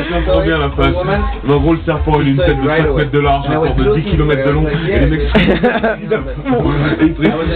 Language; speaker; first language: French; native; French